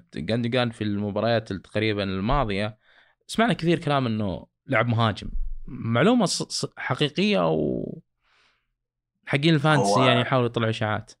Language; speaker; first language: Arabic; native; Arabic